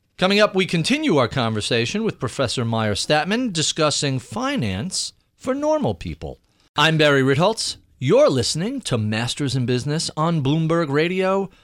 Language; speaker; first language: English; native; English